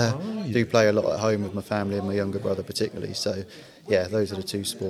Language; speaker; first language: English; native; English